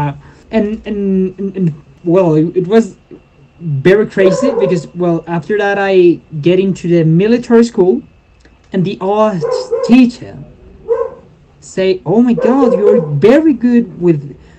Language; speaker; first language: English; non-native, fluent; Spanish